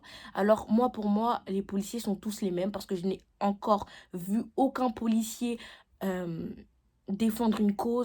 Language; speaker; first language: French; native; French